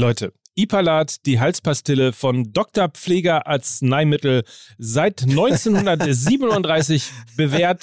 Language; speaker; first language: German; native; German